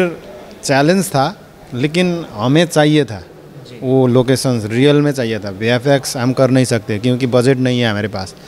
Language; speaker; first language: Hindi; non-native, learner; Nepali